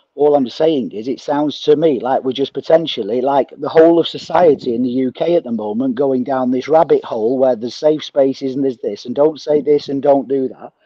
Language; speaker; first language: English; native; English